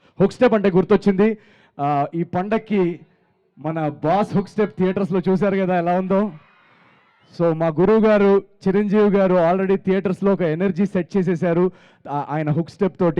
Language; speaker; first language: Telugu; native; Telugu